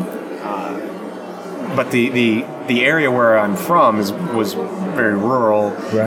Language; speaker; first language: English; native; English